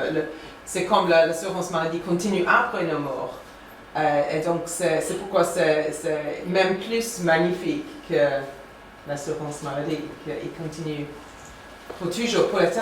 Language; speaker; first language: French; non-native, fluent; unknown